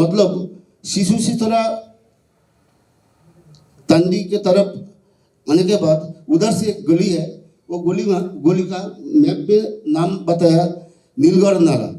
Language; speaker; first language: Hindi; non-native, local second language; Bangla